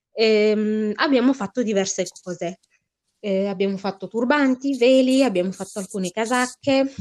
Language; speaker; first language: Italian; early bilingual, other home language; Arabic